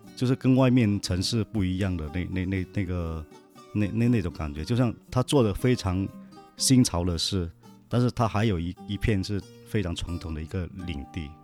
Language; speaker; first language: Chinese; non-native, local second language; Min Nan Chinese